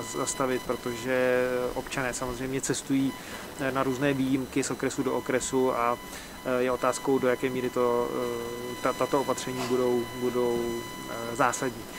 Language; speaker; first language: Czech; native; Czech